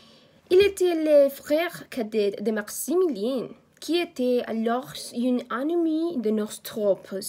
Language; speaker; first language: French; non-native, learner; Spanish